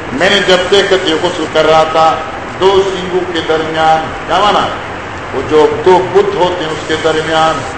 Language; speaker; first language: Urdu; non-native, local second language; Northern Hindko